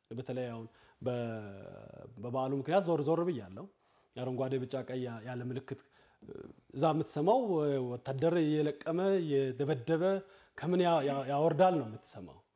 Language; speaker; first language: Amharic; native; Amharic